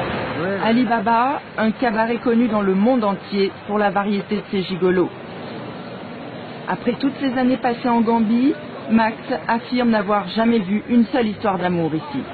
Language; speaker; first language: French; native; French